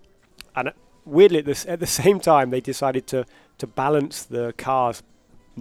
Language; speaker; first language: English; native; English